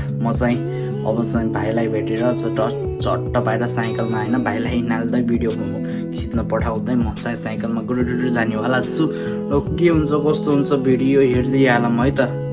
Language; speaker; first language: Nepali; native; Nepali